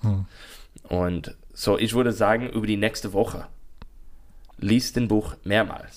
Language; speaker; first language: German; non-native, learner; English